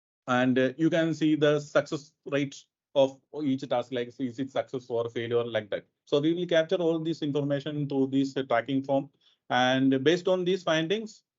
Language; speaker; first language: English; non-native, local second language; Malayalam